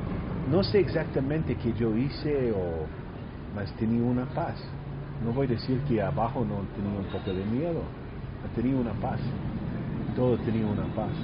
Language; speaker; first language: Spanish; early bilingual, heritage; Spanish